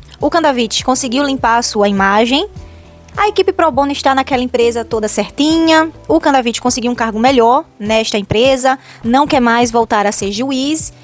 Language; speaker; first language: Portuguese; native; Portuguese